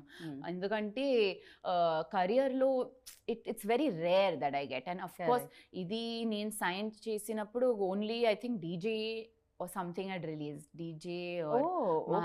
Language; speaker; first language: Telugu; non-native, learner; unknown